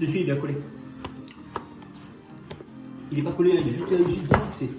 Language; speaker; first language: French; native; French